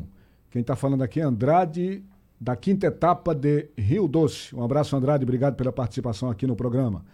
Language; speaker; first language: Portuguese; native; Portuguese